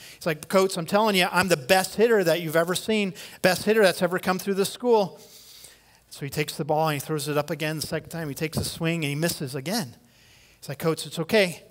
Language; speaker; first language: English; native; English